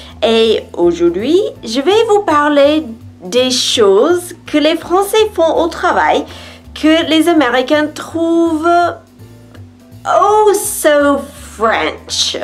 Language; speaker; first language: French; non-native, fluent; English